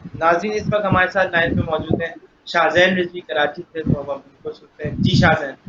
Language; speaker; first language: Urdu; native; Urdu